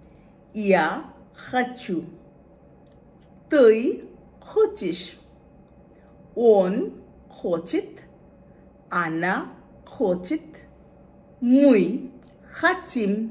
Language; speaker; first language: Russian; non-native, fluent; Bangla